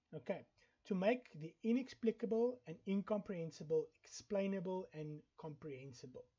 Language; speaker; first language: English; non-native, local second language; Afrikaans